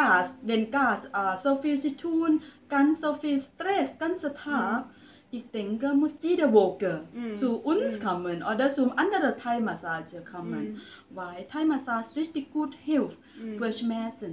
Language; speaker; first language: German; non-native, learner; Thai